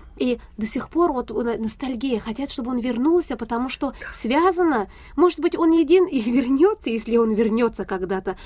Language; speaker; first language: Russian; non-native, fluent; Pashto